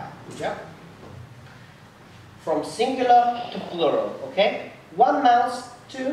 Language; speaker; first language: English; non-native, fluent; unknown